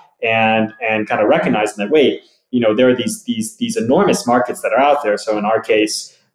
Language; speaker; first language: English; native; English